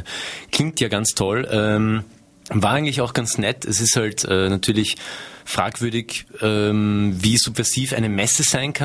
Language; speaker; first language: German; native; German